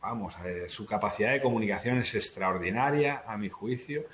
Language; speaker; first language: Spanish; native; Spanish